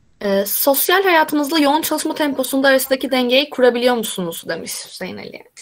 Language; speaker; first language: Turkish; native; Turkish